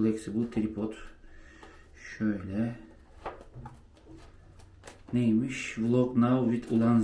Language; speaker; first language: Turkish; native; Turkish